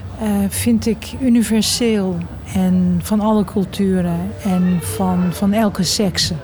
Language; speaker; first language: Dutch; early bilingual, other home language; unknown